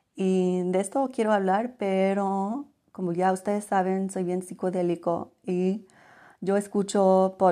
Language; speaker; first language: Spanish; early bilingual, heritage; Spanish